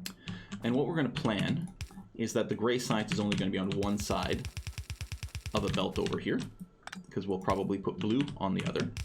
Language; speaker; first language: English; native; English